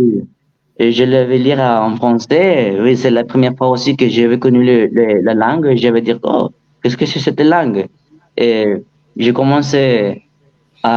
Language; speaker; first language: French; non-native, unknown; Spanish